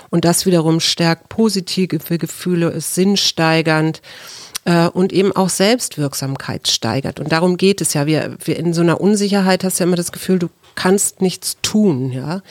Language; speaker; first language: German; native; German